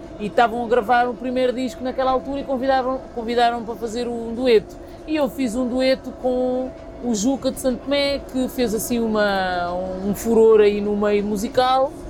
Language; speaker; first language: Portuguese; early bilingual, other home language; Kabuverdianu